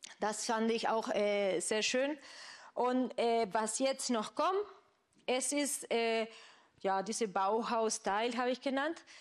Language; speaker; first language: German; non-native, fluent; Spanish